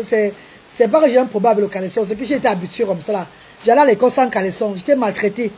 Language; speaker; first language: French; non-native, local second language; Lingala